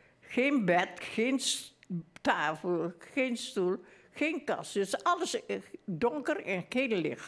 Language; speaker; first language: Dutch; early bilingual, other home language; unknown